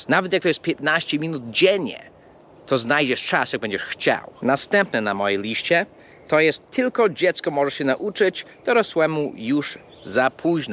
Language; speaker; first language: Polish; early bilingual, heritage; English